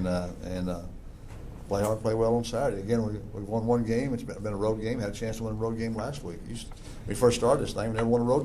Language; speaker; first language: English; native; English